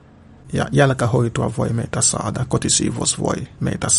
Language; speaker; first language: Finnish; non-native, fluent; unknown